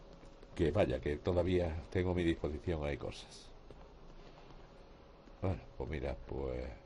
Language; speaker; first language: Spanish; native; Spanish